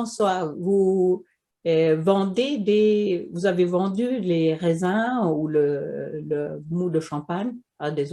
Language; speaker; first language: French; non-native, fluent; Swedish